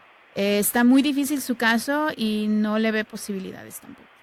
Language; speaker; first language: Spanish; native; Spanish